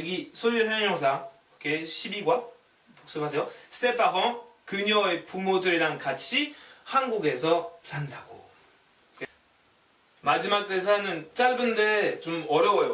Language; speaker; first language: Korean; non-native, fluent; French